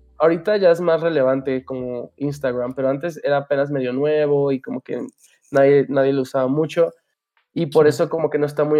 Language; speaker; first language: Spanish; early bilingual, heritage; Spanish